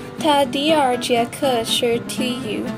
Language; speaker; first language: Chinese; non-native, learner; English